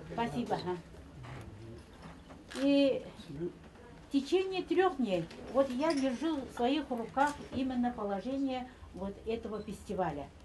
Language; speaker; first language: Russian; native; Russian